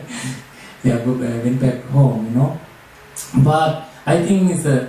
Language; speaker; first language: English; non-native, learner; Sinhala